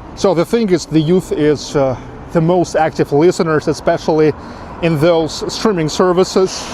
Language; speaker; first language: English; non-native, fluent; Russian